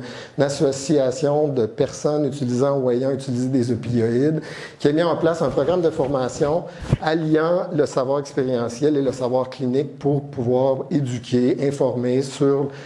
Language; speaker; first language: French; native; French